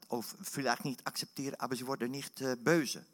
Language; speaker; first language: German; non-native, learner; Dutch